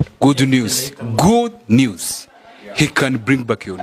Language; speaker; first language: English; non-native, fluent; Kinyarwanda